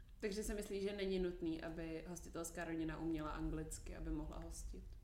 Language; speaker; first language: Czech; native; Czech